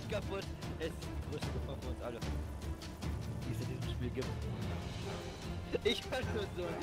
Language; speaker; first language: German; native; German